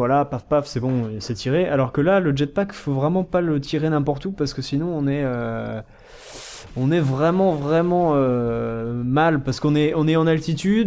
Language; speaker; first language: French; native; French